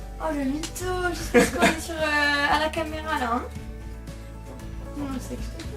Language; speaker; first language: French; native; French